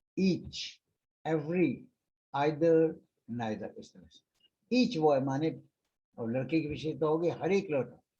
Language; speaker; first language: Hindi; native; Hindi